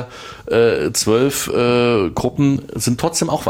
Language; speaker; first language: German; native; German